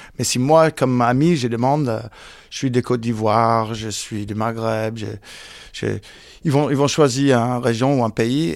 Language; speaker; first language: French; early bilingual, heritage; English